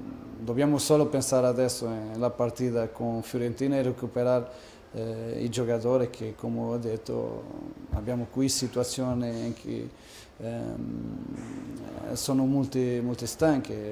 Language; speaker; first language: Italian; non-native, fluent; Portuguese